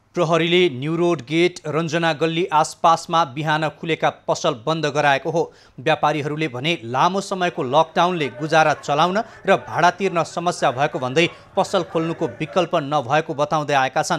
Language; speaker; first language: Nepali; native; Nepali